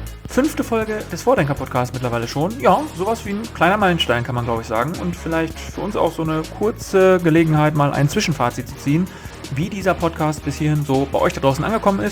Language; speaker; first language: German; native; German